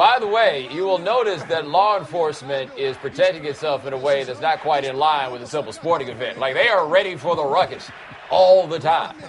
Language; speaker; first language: English; native; English